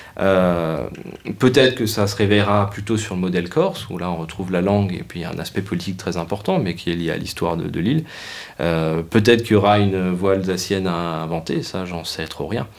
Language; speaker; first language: French; native; French